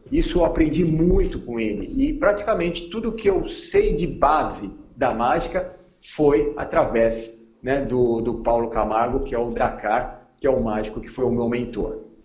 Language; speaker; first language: Portuguese; native; Portuguese